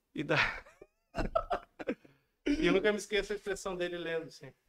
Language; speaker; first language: Portuguese; native; Portuguese